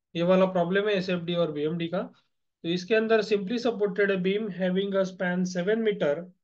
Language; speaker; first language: Hindi; non-native, local second language; Marathi